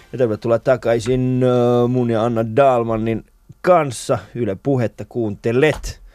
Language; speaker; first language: Finnish; early bilingual, other home language; Persian